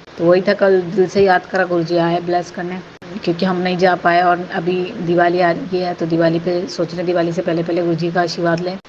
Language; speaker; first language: Hindi; native; Hindi